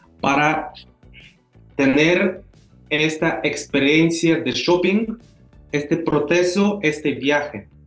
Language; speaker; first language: Spanish; non-native, learner; Russian